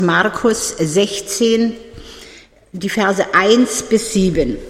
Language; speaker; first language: German; native; German